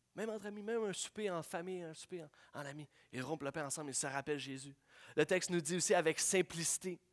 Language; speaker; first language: French; native; French